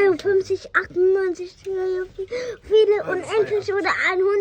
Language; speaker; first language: German; early bilingual, other home language; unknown